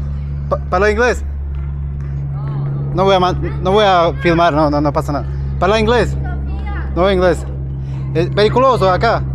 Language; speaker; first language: Spanish; non-native, learner; Slovak